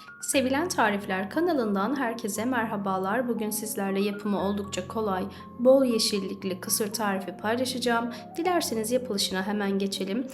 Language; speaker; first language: Turkish; native; Turkish